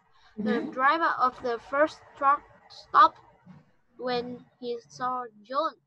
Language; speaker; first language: English; non-native, learner; Vietnamese